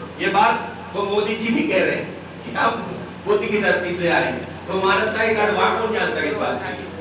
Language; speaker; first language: Hindi; native; Hindi